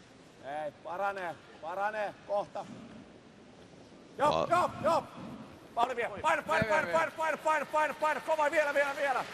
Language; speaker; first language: Finnish; native; Finnish